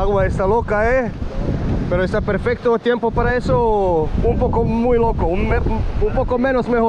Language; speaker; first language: Spanish; non-native, learner; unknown